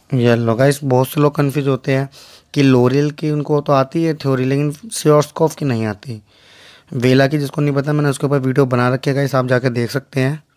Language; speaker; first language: Hindi; native; Hindi